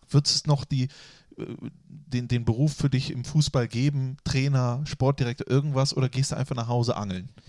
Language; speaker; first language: German; native; German